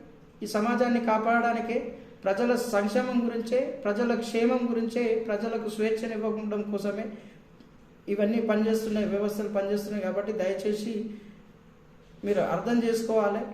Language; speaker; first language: Telugu; native; Telugu